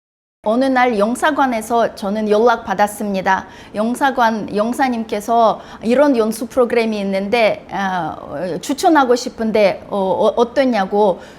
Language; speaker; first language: Korean; non-native, fluent; Russian